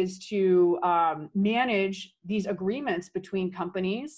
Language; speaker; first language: English; native; English